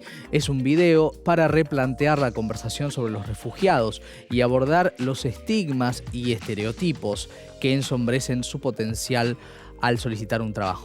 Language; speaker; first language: Spanish; native; Spanish